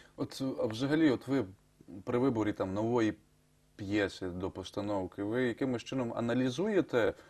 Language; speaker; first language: Ukrainian; native; Ukrainian